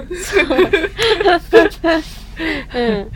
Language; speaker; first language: Japanese; non-native, fluent; Cantonese